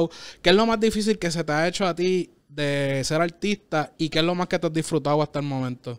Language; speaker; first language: Spanish; native; Spanish